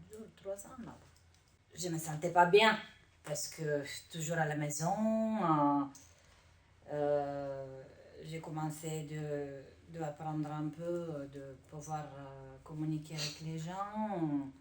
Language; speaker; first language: French; non-native, fluent; Bulgarian